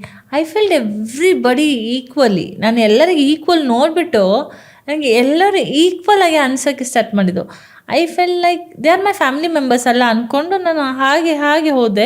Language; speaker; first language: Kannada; non-native, local second language; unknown